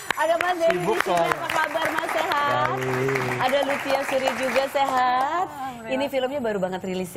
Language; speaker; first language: Indonesian; native; Indonesian